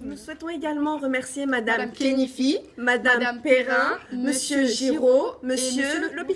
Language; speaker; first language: French; native; French